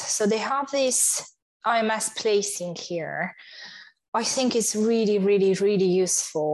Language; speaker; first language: English; non-native, fluent; Romanian